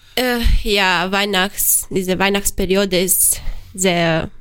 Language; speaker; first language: German; non-native, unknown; Romanian